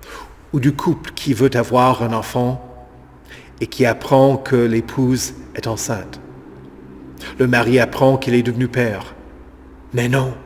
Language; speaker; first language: French; native; French